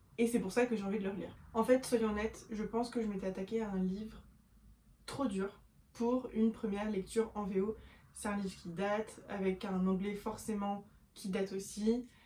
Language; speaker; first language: French; native; French